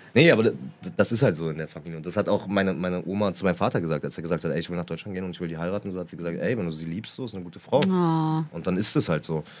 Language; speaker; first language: German; early bilingual, other home language; Arabic